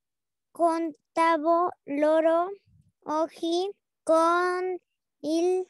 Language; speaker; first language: Italian; non-native, learner; Spanish